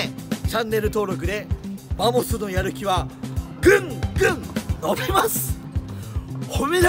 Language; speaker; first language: Japanese; native; Japanese